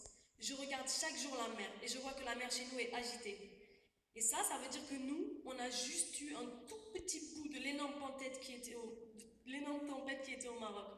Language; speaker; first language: French; non-native, local second language; Wolof